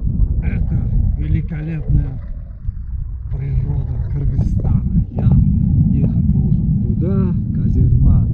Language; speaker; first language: Russian; non-native, fluent; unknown